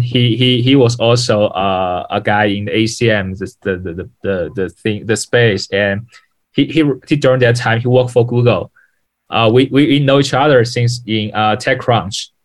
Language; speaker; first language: English; non-native, fluent; Chinese